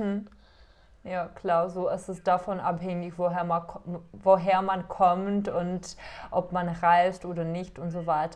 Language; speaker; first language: German; non-native, fluent; Czech